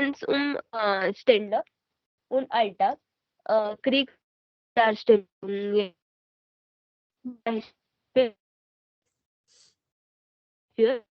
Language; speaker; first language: German; non-native, learner; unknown